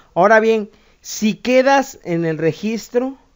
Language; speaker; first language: Spanish; native; Spanish